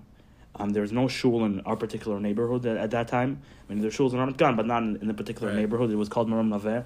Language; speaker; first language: English; non-native, fluent; Hebrew